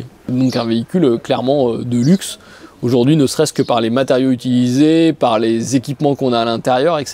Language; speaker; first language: French; native; French